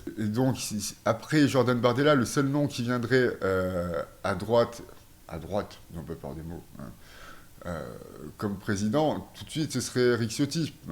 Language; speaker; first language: French; native; French